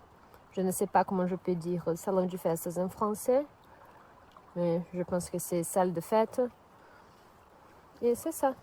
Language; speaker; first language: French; non-native, learner; Portuguese